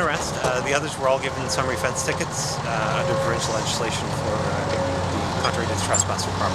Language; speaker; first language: English; native; English